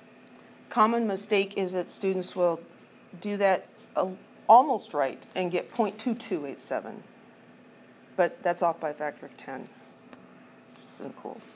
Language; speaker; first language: English; native; English